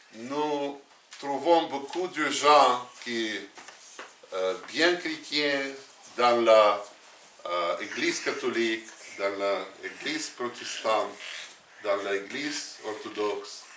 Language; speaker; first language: French; non-native, learner; Russian